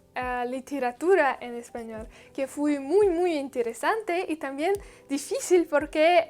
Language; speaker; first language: Spanish; non-native, learner; Russian